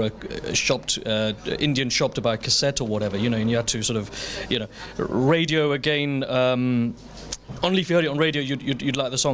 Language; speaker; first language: English; early bilingual, other home language; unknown